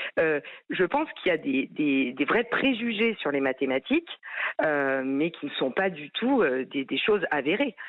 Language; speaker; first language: French; native; French